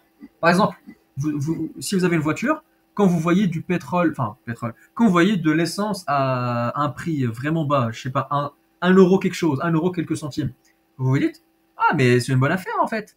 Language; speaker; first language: French; native; French